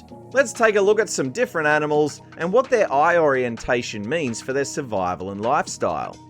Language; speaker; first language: English; native; English